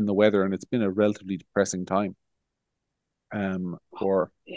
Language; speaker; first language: English; native; English